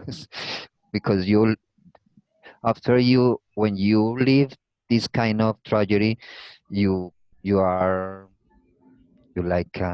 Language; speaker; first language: English; non-native, learner; Spanish